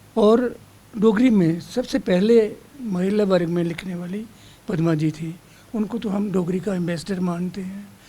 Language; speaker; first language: Hindi; non-native, local second language; Dogri